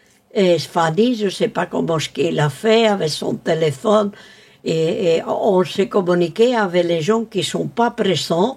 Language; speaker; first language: French; non-native, local second language; Spanish